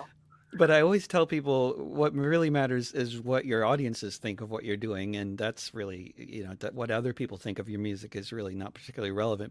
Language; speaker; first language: English; native; English